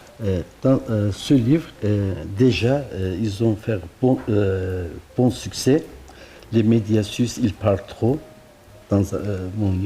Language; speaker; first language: French; non-native, learner; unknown